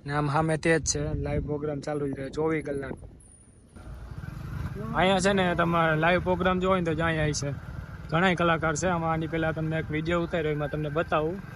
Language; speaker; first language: Gujarati; native; Gujarati